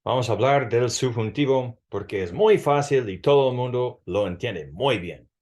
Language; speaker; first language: Spanish; non-native, fluent; English